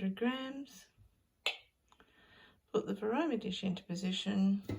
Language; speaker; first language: English; native; English